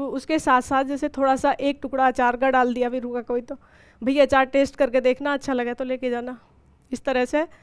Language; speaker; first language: Hindi; native; Hindi